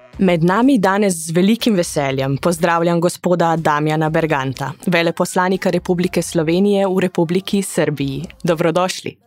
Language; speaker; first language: Slovenian; early bilingual, heritage; Slovenian